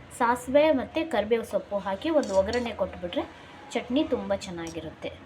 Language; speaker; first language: Kannada; native; Kannada